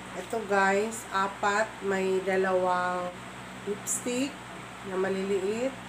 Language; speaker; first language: Filipino; non-native, local second language; Cebuano